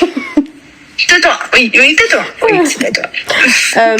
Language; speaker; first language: French; non-native, fluent; Russian